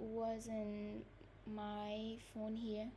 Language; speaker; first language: English; non-native, learner; Vietnamese